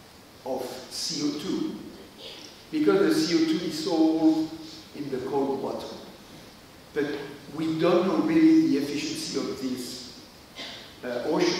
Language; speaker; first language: English; non-native, learner; French